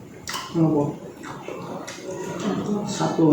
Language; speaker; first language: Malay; non-native, local second language; Javanese